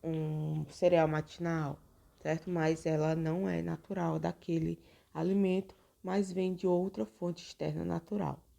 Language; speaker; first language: Portuguese; native; Portuguese